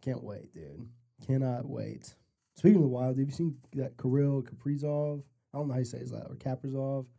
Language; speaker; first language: English; native; English